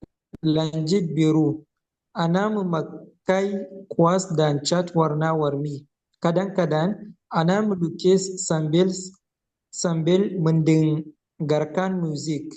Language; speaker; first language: Indonesian; non-native, learner; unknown